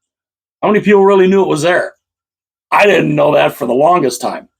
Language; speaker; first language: English; native; English